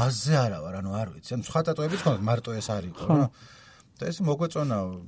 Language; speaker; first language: Georgian; native; Georgian